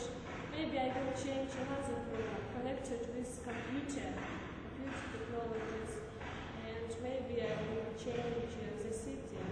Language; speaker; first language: English; non-native, learner; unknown